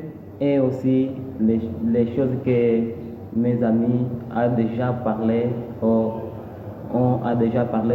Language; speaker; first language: French; non-native, learner; Portuguese